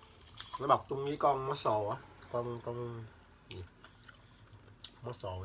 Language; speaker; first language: Vietnamese; early bilingual, heritage; Vietnamese